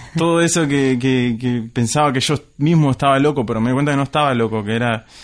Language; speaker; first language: Spanish; native; Spanish